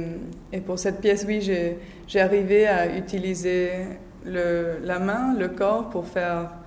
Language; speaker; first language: French; non-native, fluent; Spanish